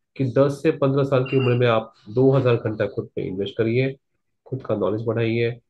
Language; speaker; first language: Hindi; non-native, local second language; Marathi